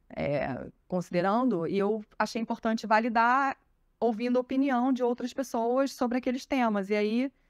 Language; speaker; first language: Portuguese; native; Portuguese